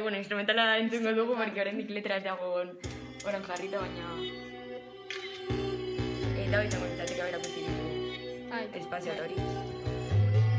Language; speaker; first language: Basque; non-native, local second language; Spanish